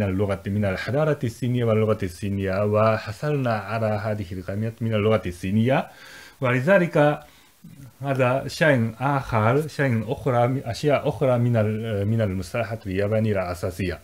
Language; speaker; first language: Arabic; non-native, fluent; Japanese